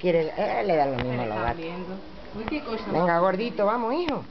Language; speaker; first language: Spanish; native; Spanish